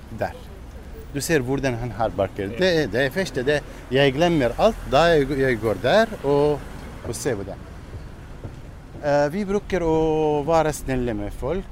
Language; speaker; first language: Norwegian; non-native, learner; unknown